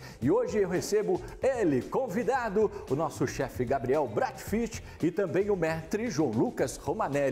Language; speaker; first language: Portuguese; native; Portuguese